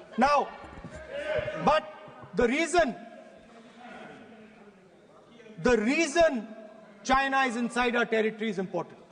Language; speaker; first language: English; non-native, local second language; Hindi